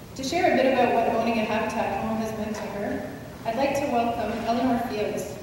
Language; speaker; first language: English; native; English